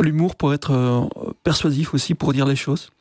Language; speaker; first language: French; native; French